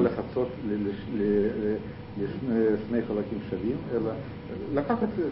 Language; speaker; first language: Hebrew; non-native, fluent; Russian